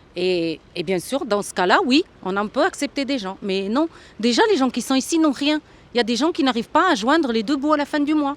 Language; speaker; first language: French; early bilingual, other home language; Arabic